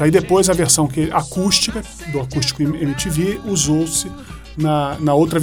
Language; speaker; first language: Portuguese; native; Portuguese